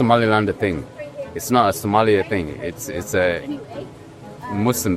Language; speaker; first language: English; early bilingual, other home language; Somali